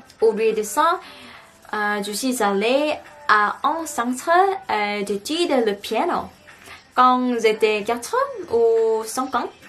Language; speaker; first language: French; non-native, learner; Korean